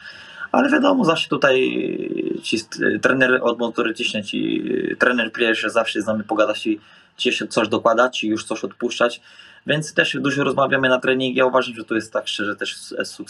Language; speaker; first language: Polish; non-native, fluent; Portuguese